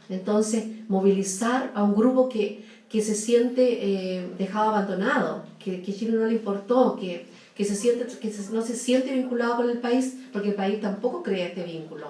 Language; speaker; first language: Spanish; native; Spanish